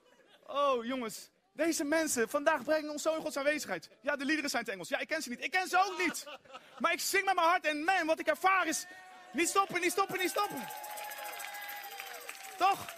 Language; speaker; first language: Dutch; native; Dutch